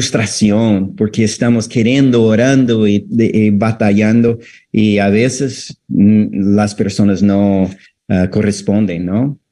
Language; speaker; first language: Spanish; non-native, fluent; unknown